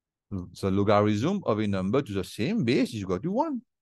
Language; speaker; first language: English; non-native, local second language; Morisyen